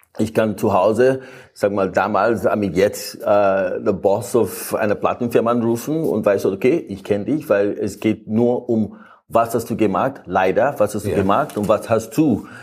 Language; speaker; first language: German; non-native, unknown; English